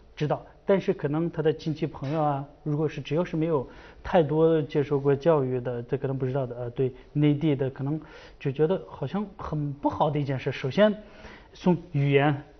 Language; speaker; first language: Chinese; native; Chinese